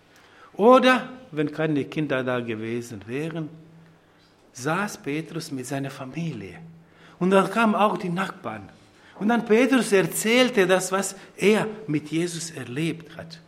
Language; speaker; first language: German; non-native, fluent; Croatian